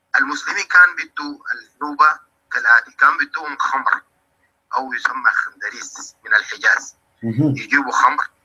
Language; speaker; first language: Arabic; native; Arabic